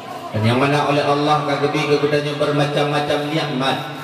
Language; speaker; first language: Indonesian; non-native, local second language; Achinese